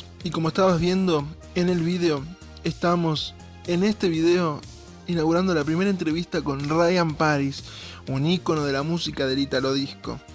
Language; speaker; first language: Spanish; native; Spanish